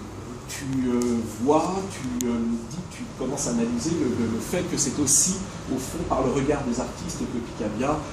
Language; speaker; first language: French; native; French